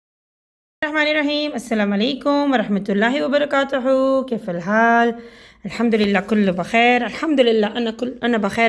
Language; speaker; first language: Arabic; non-native, learner; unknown